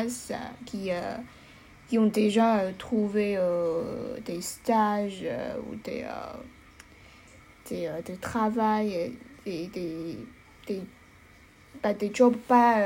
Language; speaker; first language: French; non-native, learner; Chinese